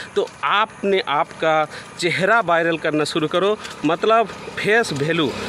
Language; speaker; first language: Hindi; non-native, local second language; Bangla